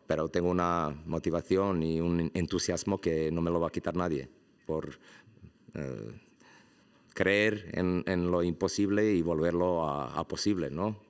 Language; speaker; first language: Spanish; non-native, fluent; Croatian